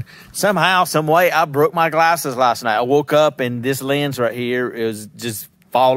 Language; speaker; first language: English; native; English